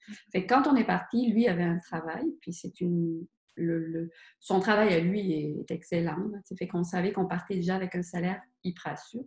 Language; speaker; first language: French; native; French